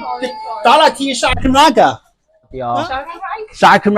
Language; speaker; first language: Welsh; non-native, learner; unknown